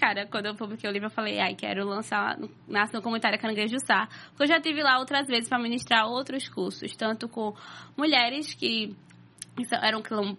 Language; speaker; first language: Portuguese; native; Portuguese